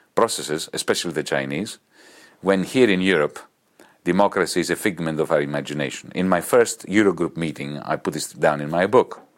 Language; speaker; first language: English; non-native, fluent; Greek